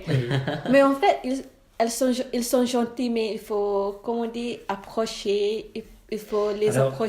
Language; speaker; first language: French; non-native, learner; Malay